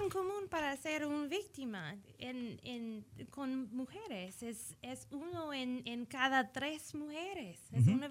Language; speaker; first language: Spanish; early bilingual, heritage; English